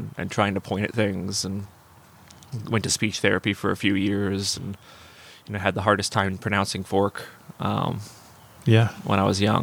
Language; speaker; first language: English; native; English